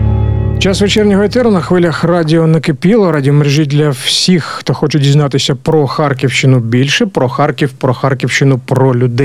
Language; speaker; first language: Ukrainian; native; Ukrainian